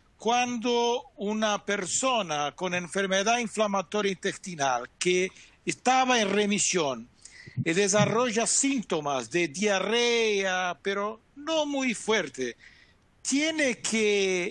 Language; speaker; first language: Spanish; non-native, fluent; Portuguese